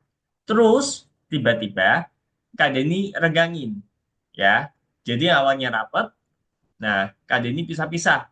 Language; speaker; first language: Indonesian; native; Indonesian